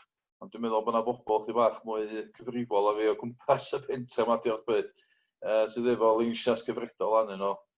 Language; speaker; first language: Welsh; native; Welsh